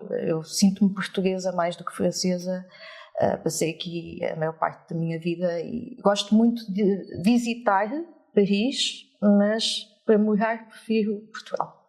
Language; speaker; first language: Portuguese; early bilingual, other home language; French